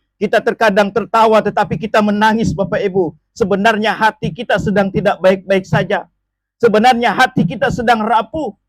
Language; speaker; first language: Indonesian; non-native, local second language; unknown